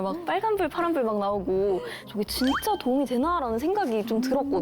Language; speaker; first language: Korean; native; Korean